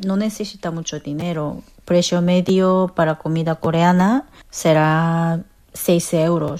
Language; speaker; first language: Spanish; non-native, fluent; Korean